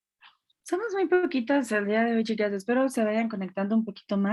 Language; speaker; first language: Spanish; native; Spanish